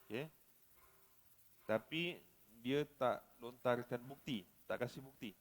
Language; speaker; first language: Malay; native; Malay